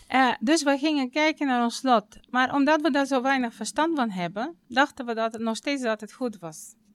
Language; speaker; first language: Dutch; non-native, fluent; Bulgarian